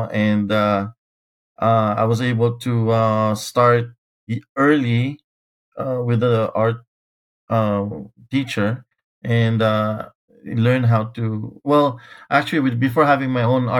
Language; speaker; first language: English; non-native, local second language; Filipino